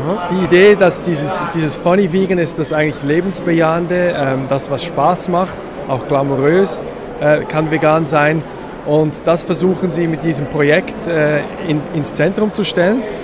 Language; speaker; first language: German; native; German